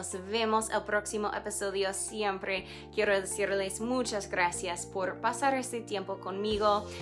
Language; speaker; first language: Spanish; non-native, fluent; English